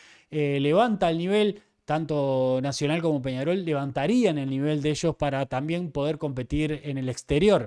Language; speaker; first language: Spanish; native; Spanish